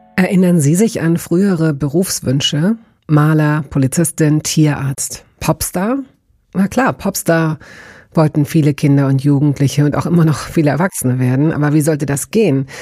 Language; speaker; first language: German; native; German